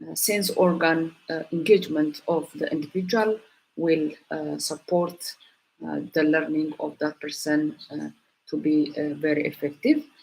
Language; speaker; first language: English; non-native, local second language; Amharic